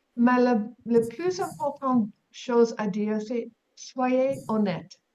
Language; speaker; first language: French; non-native, learner; English